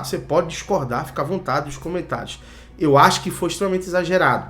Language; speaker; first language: Portuguese; native; Portuguese